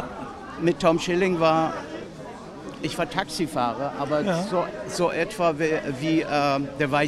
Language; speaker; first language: German; non-native, fluent; Persian